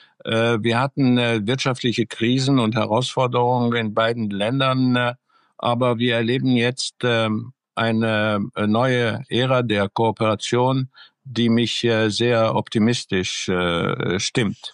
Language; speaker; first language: German; early bilingual, other home language; Greek